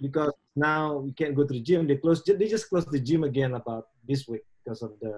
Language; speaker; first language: English; non-native, learner; Indonesian